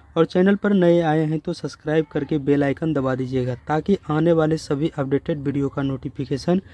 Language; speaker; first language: Hindi; native; Hindi